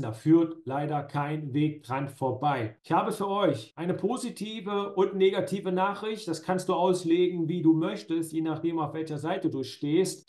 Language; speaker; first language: German; native; German